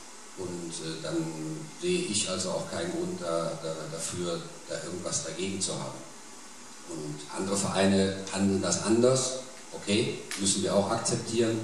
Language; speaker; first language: German; native; German